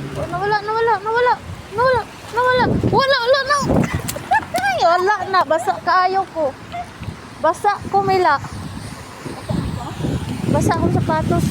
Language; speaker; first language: Filipino; non-native, local second language; Cebuano